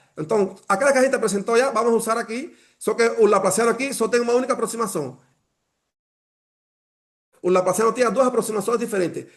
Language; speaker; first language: Portuguese; non-native, fluent; Spanish